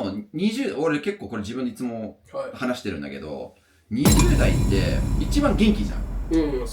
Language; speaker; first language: Japanese; non-native, fluent; English